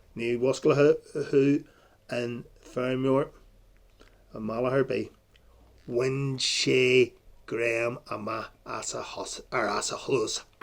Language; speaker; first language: Irish; non-native, local second language; English